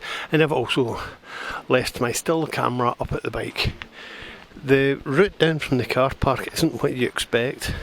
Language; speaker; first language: English; native; English